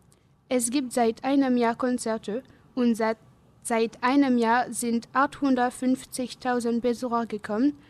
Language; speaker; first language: German; non-native, learner; French